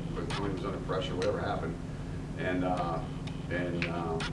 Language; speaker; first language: English; native; English